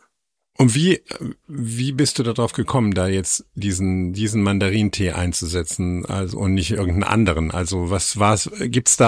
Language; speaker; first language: German; native; German